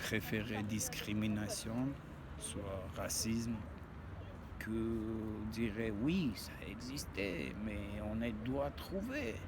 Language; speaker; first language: French; non-native, learner; Armenian